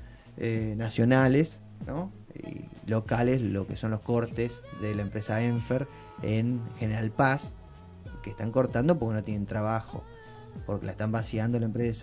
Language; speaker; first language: Spanish; native; Spanish